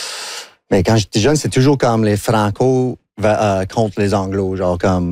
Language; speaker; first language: French; non-native, local second language; English